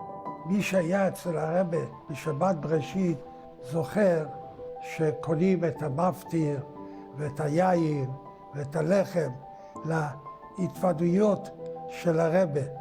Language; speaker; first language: Hebrew; non-native, fluent; English